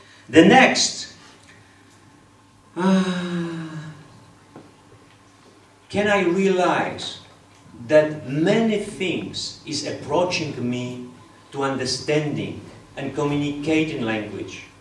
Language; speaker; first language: English; non-native, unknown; Polish